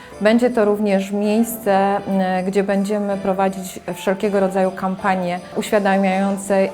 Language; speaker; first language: Polish; native; Polish